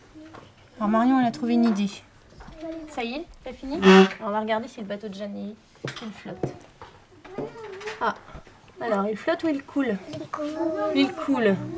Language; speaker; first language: French; native; French